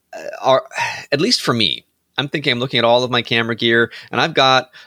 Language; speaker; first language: English; native; English